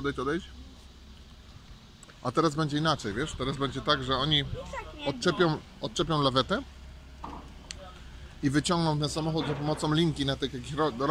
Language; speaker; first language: Polish; native; Polish